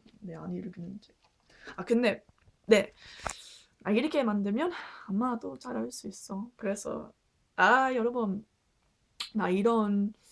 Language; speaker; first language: Korean; non-native, learner; English